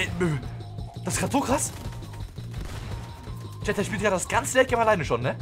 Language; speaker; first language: German; native; German